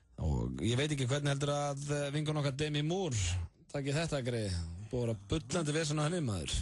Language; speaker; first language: Icelandic; native; Icelandic